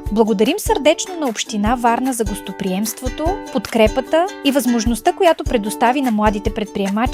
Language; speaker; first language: Bulgarian; native; Bulgarian